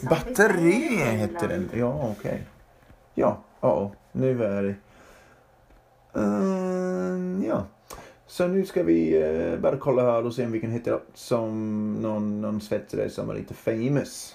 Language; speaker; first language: Swedish; non-native, fluent; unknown